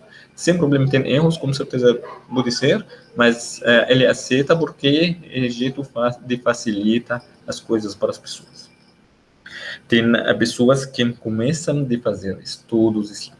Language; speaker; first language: Portuguese; non-native, learner; Arabic